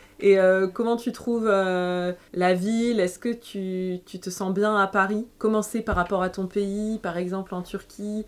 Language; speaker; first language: French; native; French